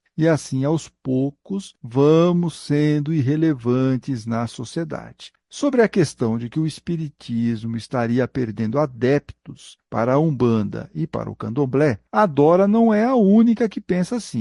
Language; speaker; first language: Portuguese; native; Portuguese